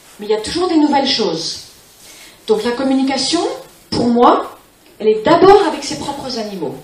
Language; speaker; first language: French; non-native, fluent; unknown